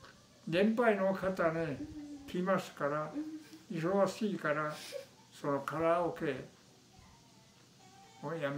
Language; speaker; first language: Japanese; non-native, local second language; Min Nan Chinese